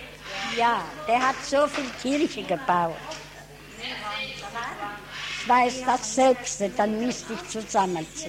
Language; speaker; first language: German; early bilingual, heritage; German